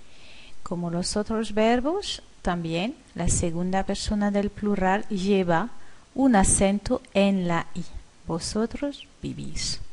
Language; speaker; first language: Spanish; non-native, fluent; French